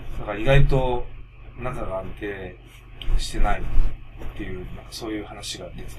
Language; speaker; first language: Japanese; native; Japanese